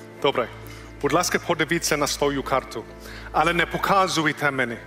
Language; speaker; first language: Ukrainian; non-native, learner; English